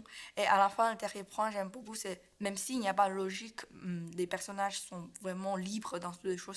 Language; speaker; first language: French; non-native, learner; Chinese